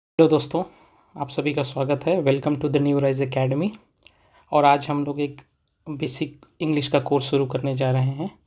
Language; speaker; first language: Hindi; native; Hindi